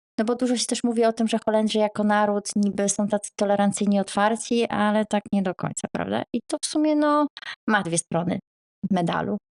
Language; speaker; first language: Polish; native; Polish